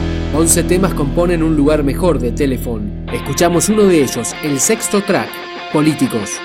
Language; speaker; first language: Spanish; native; Spanish